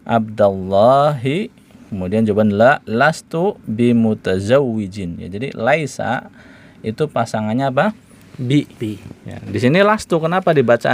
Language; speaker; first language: Indonesian; native; Indonesian